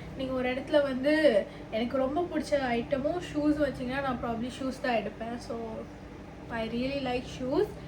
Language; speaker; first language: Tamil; early bilingual, heritage; Tamil